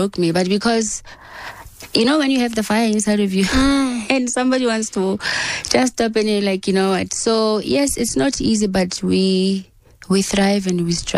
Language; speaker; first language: English; non-native, local second language; Southern Sotho